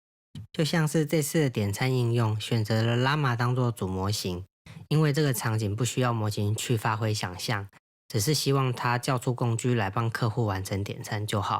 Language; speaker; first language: Chinese; native; Chinese